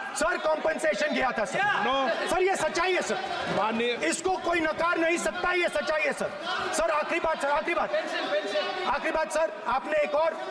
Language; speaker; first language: Hindi; native; Hindi